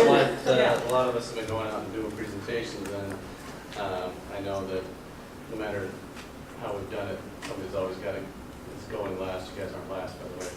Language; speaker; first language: English; native; English